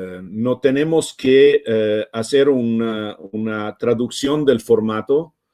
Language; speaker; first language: Spanish; non-native, fluent; Italian